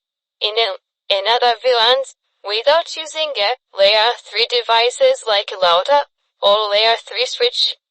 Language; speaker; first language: English; non-native, fluent; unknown